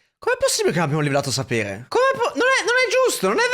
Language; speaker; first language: Italian; native; Italian